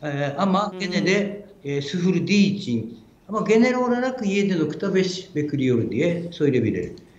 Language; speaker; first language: Turkish; non-native, fluent; Japanese